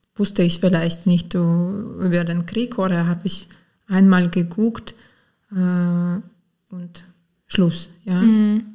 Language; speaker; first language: German; non-native, fluent; Ukrainian